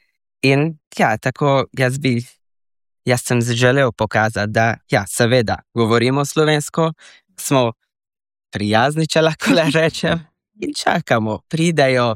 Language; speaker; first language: Slovenian; early bilingual, heritage; Slovenian